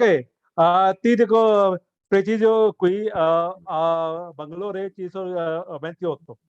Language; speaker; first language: Italian; non-native, learner; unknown